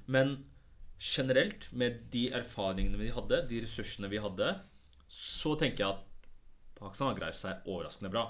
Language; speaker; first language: Norwegian; early bilingual, other home language; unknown